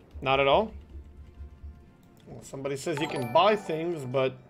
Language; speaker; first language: English; non-native, fluent; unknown